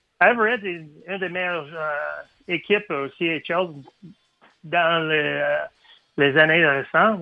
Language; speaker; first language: French; non-native, learner; English